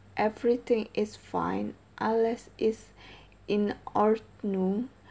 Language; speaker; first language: German; non-native, learner; Indonesian